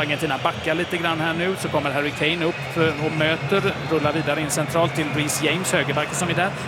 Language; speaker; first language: Swedish; native; Swedish